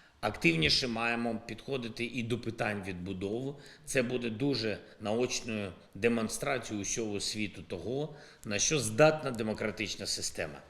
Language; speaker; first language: Ukrainian; non-native, local second language; Russian